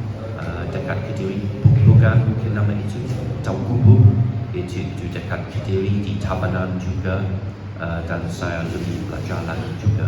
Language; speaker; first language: Indonesian; non-native, learner; English